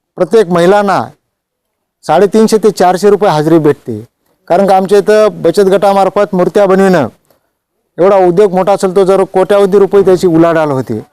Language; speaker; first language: Marathi; native; Marathi